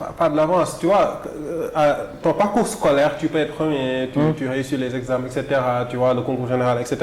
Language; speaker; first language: French; non-native, local second language; Wolof